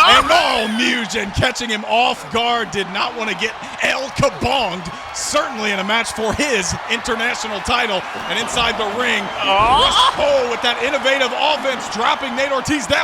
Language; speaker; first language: English; native; English